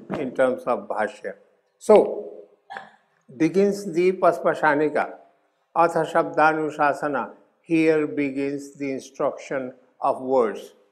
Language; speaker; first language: English; non-native, local second language; Hindi